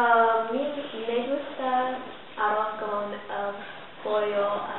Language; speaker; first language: Spanish; non-native, learner; English